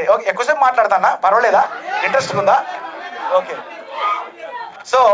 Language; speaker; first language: Telugu; native; Telugu